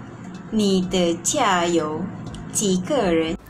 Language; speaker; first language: Chinese; non-native, learner; Malay